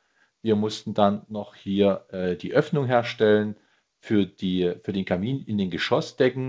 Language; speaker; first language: German; native; German